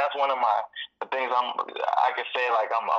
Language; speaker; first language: English; early bilingual, other home language; Spanish